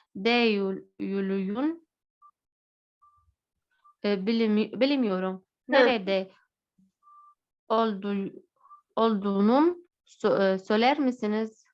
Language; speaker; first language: Turkish; non-native, learner; Arabic